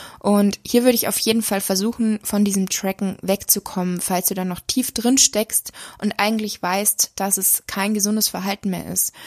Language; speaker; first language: German; native; German